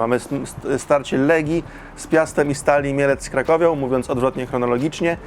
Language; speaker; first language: Polish; native; Polish